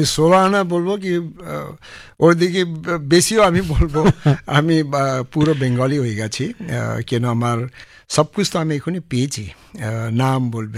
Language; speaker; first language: Bangla; non-native, local second language; Nepali